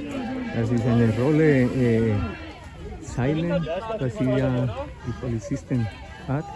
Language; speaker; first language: German; non-native, fluent; Spanish